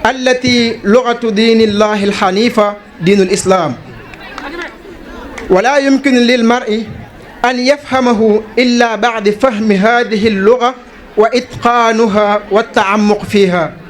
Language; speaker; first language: Arabic; non-native, fluent; Wolof